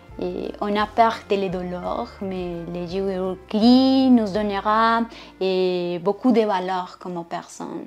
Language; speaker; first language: French; non-native, learner; Spanish